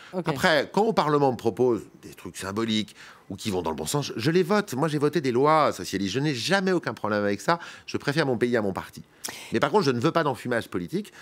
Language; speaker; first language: French; native; French